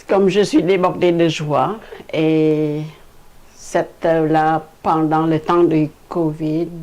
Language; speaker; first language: French; non-native, fluent; Khmer